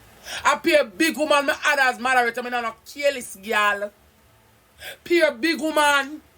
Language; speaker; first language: English; non-native, local second language; Jamaican Creole English